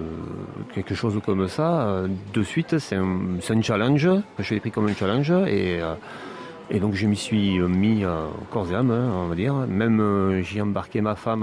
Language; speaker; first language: French; native; French